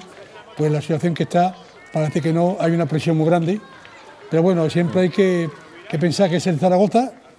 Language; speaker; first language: Spanish; native; Spanish